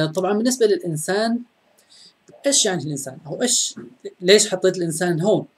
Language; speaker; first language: Arabic; native; Arabic